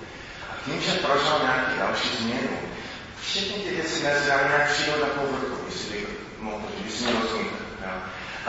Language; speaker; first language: Czech; non-native, fluent; English